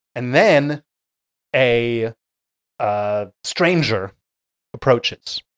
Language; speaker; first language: English; native; English